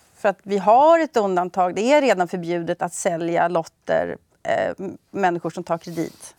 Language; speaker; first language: Swedish; native; Swedish